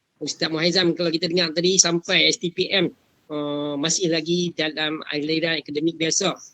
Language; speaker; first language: Malay; native; Malay